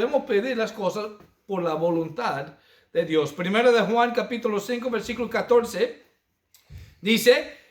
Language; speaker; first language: Spanish; non-native, fluent; English